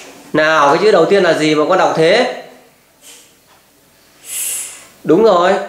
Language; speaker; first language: Vietnamese; native; Vietnamese